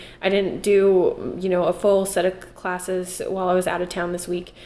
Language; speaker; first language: English; native; English